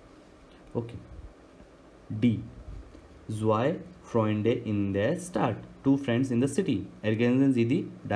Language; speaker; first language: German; non-native, learner; Hindi